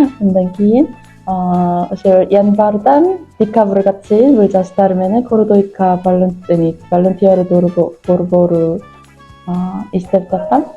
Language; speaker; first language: Kyrgyz; non-native, learner; Korean